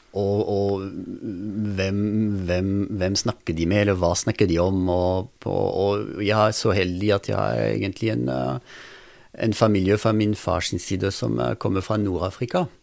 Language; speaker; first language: Norwegian; non-native, fluent; French